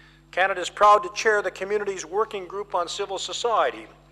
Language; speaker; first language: English; native; English